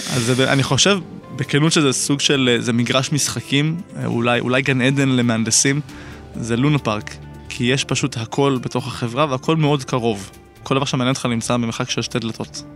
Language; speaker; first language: Hebrew; native; Hebrew